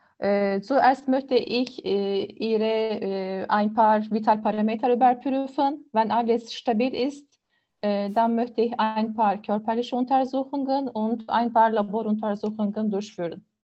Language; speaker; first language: German; non-native, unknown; Turkish